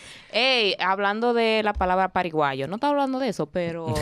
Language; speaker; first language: Spanish; early bilingual, heritage; Spanish